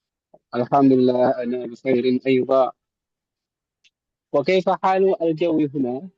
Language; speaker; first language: Arabic; non-native, fluent; Indonesian